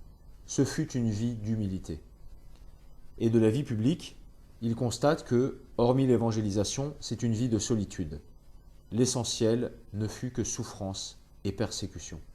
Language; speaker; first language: French; native; French